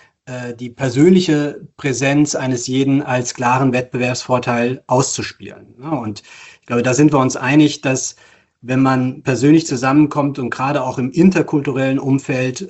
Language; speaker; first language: German; native; German